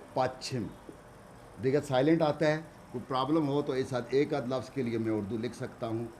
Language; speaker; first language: Urdu; non-native, local second language; Punjabi